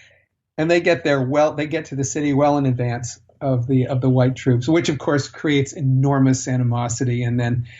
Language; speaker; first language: English; native; English